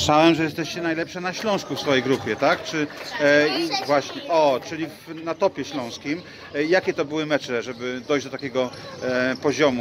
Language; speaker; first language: Polish; native; Polish